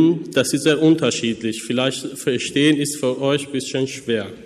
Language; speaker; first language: German; non-native, fluent; Persian